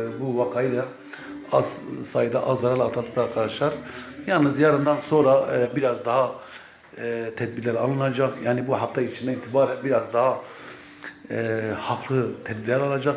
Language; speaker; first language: Turkish; native; Turkish